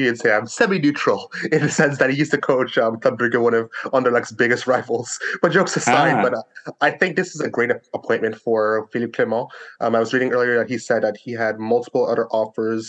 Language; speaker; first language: English; native; English